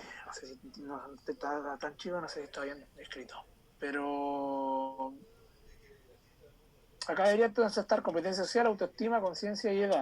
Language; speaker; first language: Spanish; native; Spanish